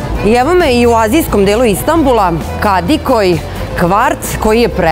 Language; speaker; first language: Serbian; native; Serbian